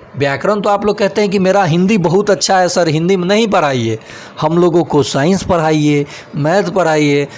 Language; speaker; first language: Hindi; native; Hindi